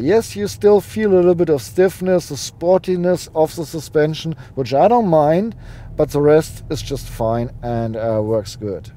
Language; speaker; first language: English; non-native, fluent; German